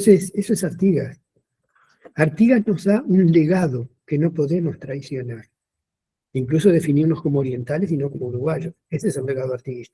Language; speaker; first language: Spanish; native; Spanish